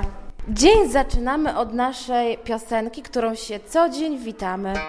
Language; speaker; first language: Polish; native; Polish